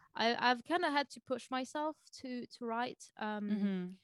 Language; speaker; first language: English; non-native, fluent; French